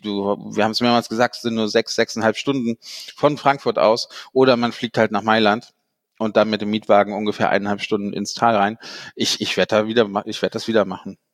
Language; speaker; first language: German; native; German